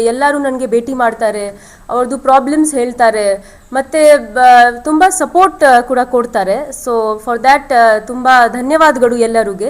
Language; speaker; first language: Kannada; non-native, fluent; Hindi